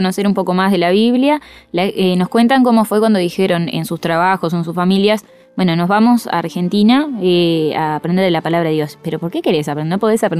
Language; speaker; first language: Spanish; native; Spanish